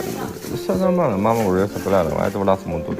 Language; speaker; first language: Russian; non-native, learner; Chinese